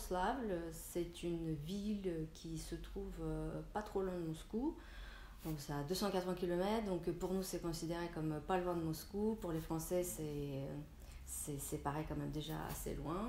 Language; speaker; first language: French; non-native, fluent; Russian